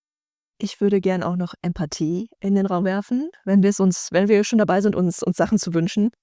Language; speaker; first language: German; native; German